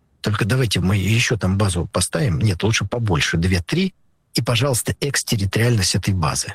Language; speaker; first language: Russian; native; Russian